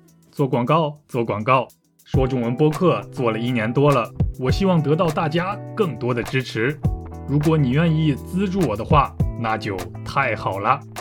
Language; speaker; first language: Chinese; native; Chinese